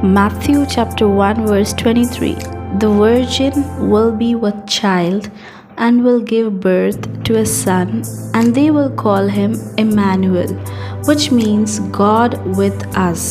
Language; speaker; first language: English; non-native, local second language; Telugu